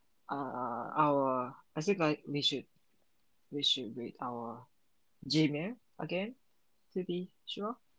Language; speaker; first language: English; non-native, learner; Japanese